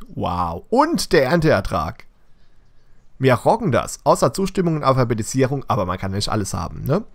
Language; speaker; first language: German; native; German